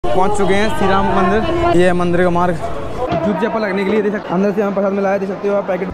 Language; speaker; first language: Hindi; native; Hindi